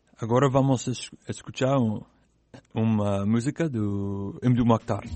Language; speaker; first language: Portuguese; non-native, learner; English